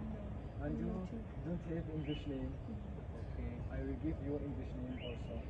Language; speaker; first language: English; non-native, learner; Kinyarwanda